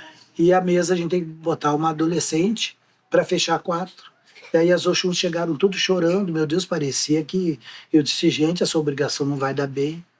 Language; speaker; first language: Portuguese; native; Portuguese